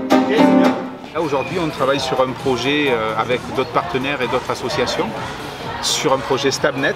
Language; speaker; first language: French; native; French